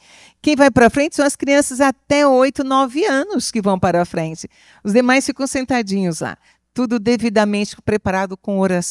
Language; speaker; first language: Portuguese; native; Portuguese